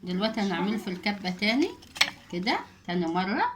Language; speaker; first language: Arabic; native; Arabic